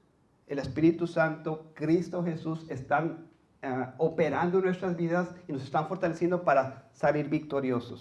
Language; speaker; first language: Spanish; native; Spanish